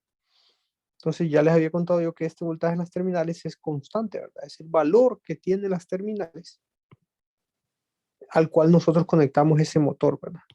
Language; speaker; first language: Spanish; native; Spanish